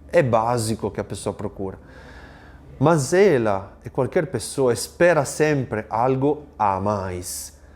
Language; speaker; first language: Portuguese; non-native, fluent; Italian